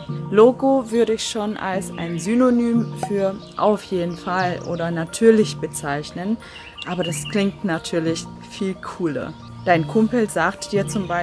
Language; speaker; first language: German; non-native, fluent; Vietnamese